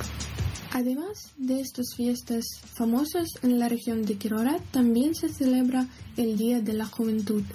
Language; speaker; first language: Spanish; non-native, learner; Ukrainian